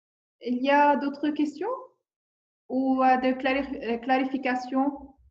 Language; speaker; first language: French; non-native, learner; English